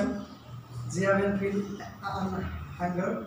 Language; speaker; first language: German; non-native, learner; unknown